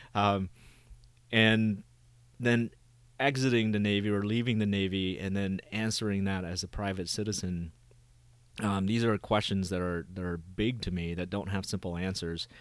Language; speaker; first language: English; early bilingual, other home language; Vietnamese